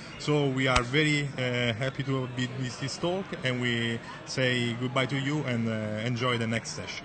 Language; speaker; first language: English; non-native, fluent; Italian